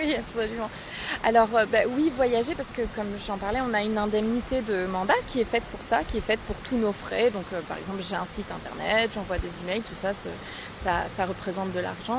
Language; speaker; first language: French; native; French